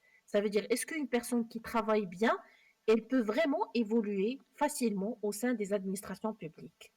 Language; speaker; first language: French; non-native, local second language; Arabic